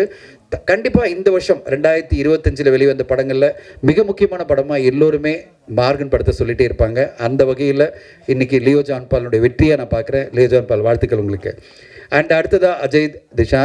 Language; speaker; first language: Tamil; native; Tamil